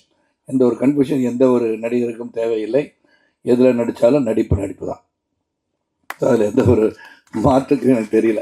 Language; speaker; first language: Tamil; native; Tamil